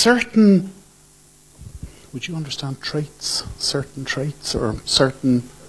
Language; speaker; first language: English; native; English